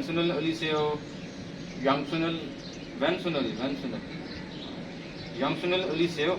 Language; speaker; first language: Korean; non-native, fluent; Urdu